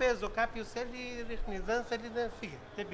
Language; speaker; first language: Greek; non-native, learner; Persian